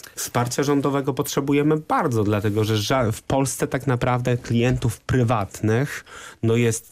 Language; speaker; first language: Polish; native; Polish